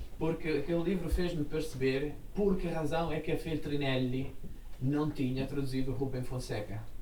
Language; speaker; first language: Portuguese; non-native, fluent; Italian